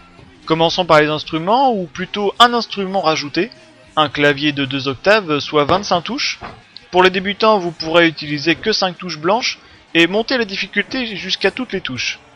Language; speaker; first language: French; native; French